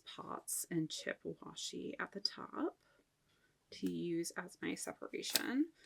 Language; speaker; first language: English; native; English